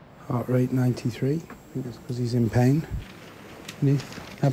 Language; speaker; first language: English; native; English